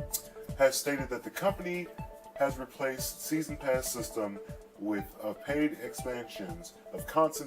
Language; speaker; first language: English; native; English